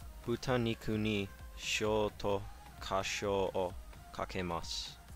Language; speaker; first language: Japanese; non-native, learner; English